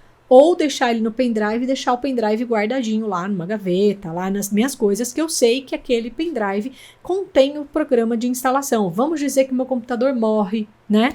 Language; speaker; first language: Portuguese; native; Portuguese